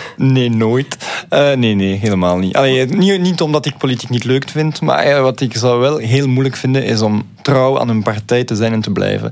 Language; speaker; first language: Dutch; non-native, local second language; French